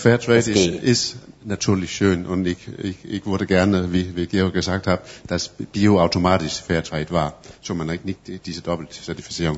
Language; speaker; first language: German; non-native, fluent; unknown